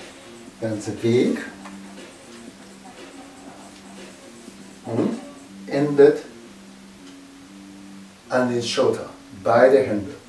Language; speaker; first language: German; non-native, learner; Japanese